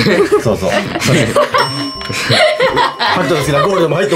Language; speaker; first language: Japanese; native; Japanese